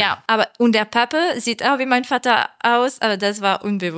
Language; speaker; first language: German; non-native, learner; French